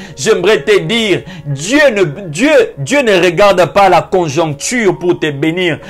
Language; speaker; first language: French; non-native, local second language; Lingala